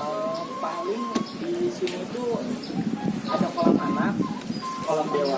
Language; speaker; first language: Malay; non-native, local second language; Sundanese